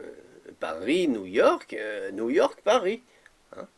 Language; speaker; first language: French; native; French